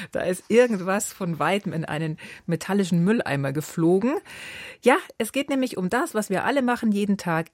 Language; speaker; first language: German; native; German